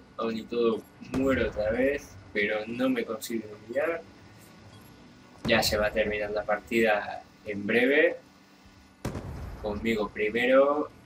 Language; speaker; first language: Spanish; native; Spanish